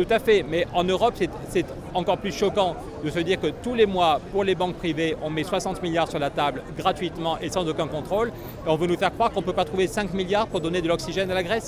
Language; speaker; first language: French; native; French